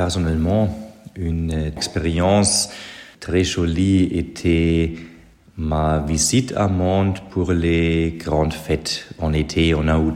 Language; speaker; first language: French; non-native, learner; German